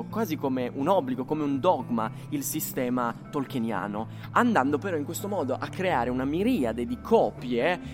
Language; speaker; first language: Italian; native; Italian